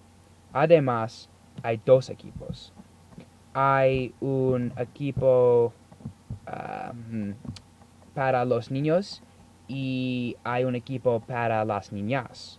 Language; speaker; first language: Spanish; non-native, learner; English